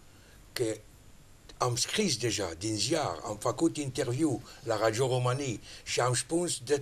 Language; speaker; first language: Romanian; non-native, learner; French